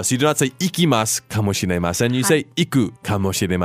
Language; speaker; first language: Japanese; non-native, fluent; English